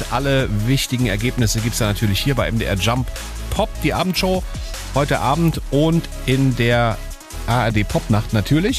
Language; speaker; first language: German; native; German